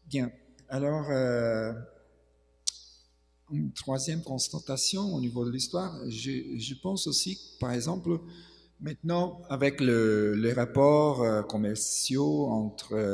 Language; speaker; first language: French; non-native, fluent; Portuguese